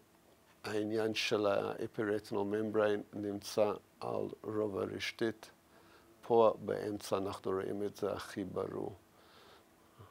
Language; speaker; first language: Hebrew; non-native, fluent; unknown